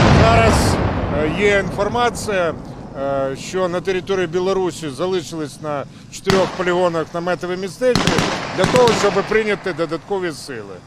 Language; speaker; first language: Ukrainian; native; Ukrainian